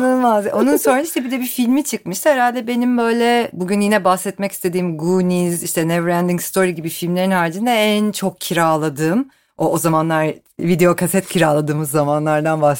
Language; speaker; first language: Turkish; native; Turkish